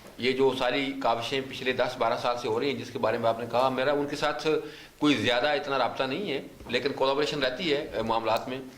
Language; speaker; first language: Urdu; native; Urdu